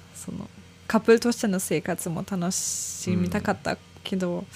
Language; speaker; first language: Japanese; non-native, fluent; German